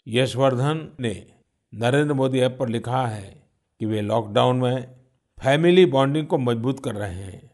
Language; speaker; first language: Hindi; non-native, local second language; Gujarati